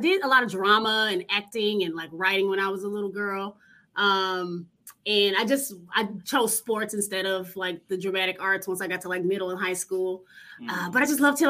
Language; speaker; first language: English; native; English